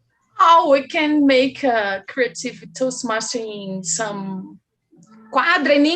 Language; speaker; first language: English; non-native, learner; Portuguese